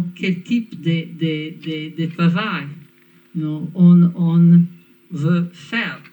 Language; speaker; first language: French; non-native, fluent; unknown